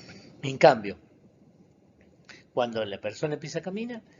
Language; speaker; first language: Spanish; native; Spanish